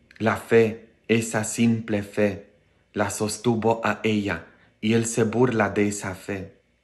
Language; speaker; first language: Spanish; non-native, fluent; Polish